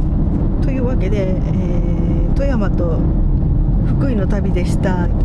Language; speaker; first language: Japanese; native; Japanese